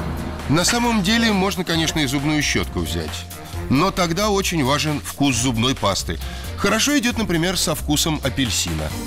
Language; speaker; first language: Russian; native; Russian